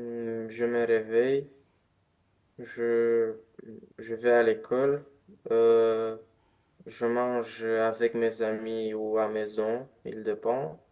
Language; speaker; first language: French; non-native, learner; Romanian